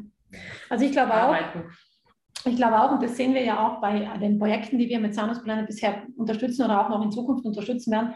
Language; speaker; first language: German; native; German